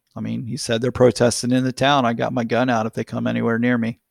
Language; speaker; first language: English; native; English